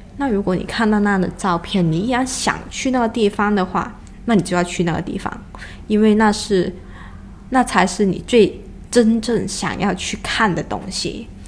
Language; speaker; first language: Chinese; non-native, local second language; Cantonese